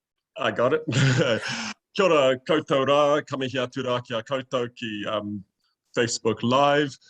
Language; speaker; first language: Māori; non-native, learner; English